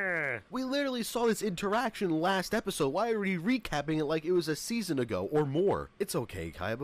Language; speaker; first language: English; native; English